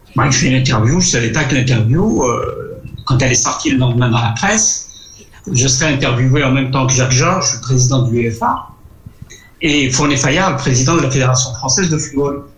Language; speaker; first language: French; non-native, local second language; Arabic